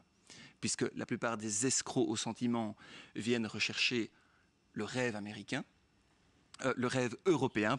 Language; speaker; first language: French; native; French